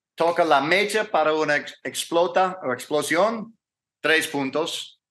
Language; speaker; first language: Spanish; non-native, learner; English